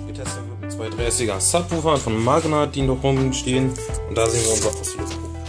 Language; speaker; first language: German; native; German